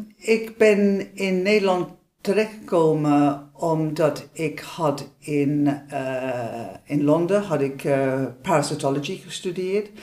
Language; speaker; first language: Dutch; non-native, fluent; English